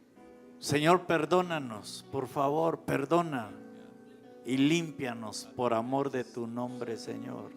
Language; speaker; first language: Spanish; native; Spanish